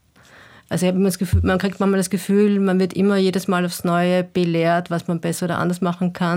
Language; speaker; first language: German; native; German